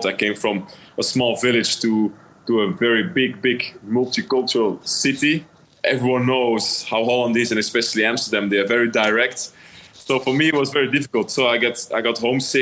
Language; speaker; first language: English; non-native, fluent; Dutch